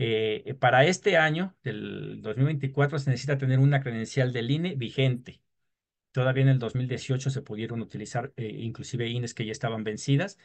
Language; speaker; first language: Spanish; native; Spanish